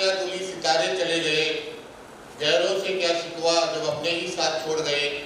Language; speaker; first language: Hindi; non-native, local second language; Tamil